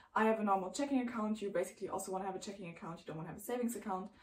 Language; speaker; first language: English; non-native, fluent; German